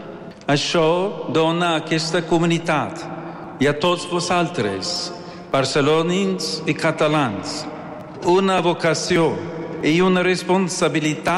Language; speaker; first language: Catalan; non-native, learner; English